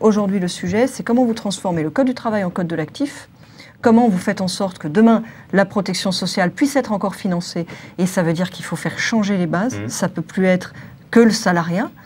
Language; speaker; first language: French; native; French